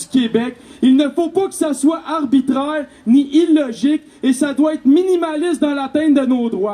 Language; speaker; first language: French; native; French